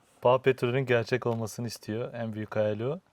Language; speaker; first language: Turkish; native; Turkish